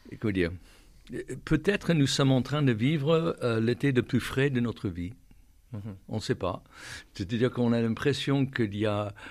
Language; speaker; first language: French; non-native, fluent; English